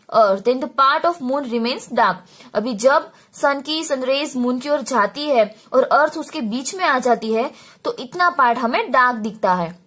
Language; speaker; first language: Hindi; non-native, local second language; Gujarati